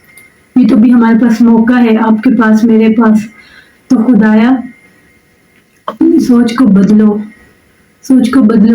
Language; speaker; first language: Urdu; native; Urdu